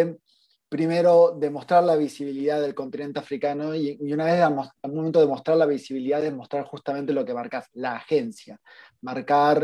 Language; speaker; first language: Spanish; native; Spanish